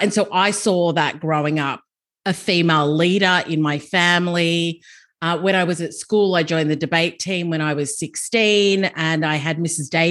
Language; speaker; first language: English; native; English